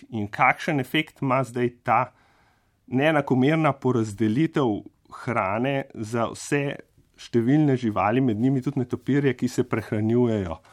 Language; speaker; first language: Slovenian; native; Slovenian